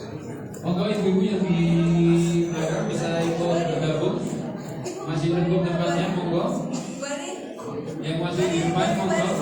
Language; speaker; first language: Indonesian; native; Indonesian